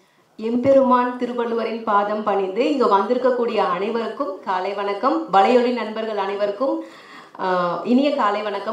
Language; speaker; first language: Tamil; native; Tamil